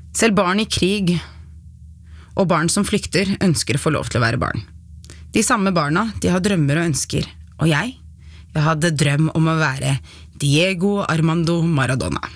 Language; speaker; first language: Norwegian; early bilingual, other home language; Arabic